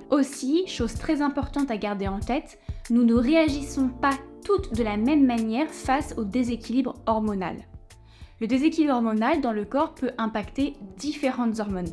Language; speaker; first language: French; native; French